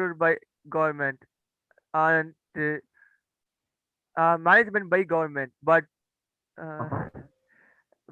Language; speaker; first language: English; non-native, learner; Tamil